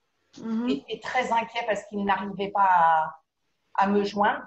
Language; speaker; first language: French; native; French